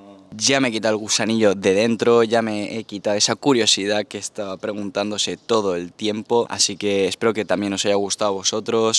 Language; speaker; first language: Spanish; native; Spanish